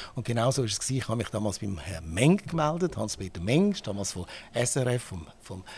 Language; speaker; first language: German; native; German